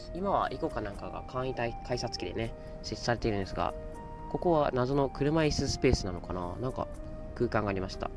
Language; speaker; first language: Japanese; native; Japanese